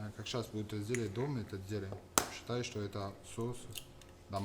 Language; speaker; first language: Russian; non-native, fluent; French